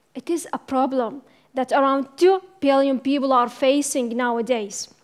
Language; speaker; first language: English; non-native, fluent; Arabic